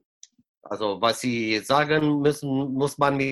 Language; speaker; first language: German; non-native, fluent; Romanian